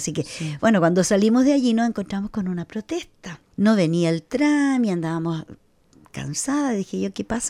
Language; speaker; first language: Spanish; native; Spanish